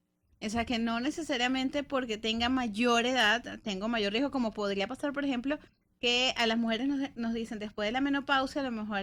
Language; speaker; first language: Spanish; native; Spanish